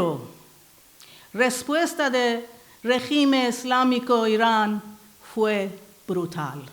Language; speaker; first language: Spanish; non-native, learner; Persian